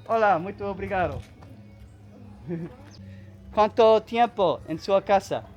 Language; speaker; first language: Portuguese; non-native, learner; English